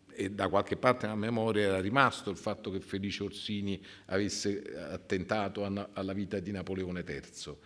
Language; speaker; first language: Italian; native; Italian